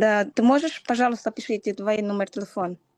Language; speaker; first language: Russian; non-native, learner; Portuguese